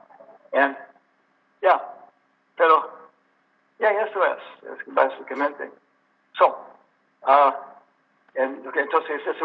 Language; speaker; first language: Spanish; non-native, learner; English